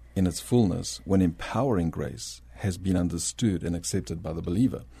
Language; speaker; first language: English; early bilingual, other home language; Spanish